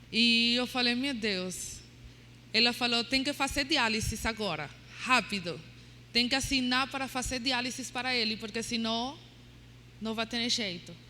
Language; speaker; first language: Portuguese; non-native, learner; Spanish